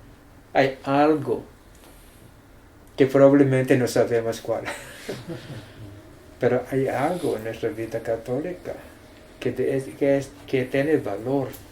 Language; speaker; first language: Spanish; non-native, fluent; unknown